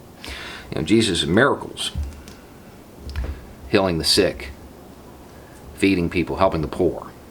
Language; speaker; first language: English; native; English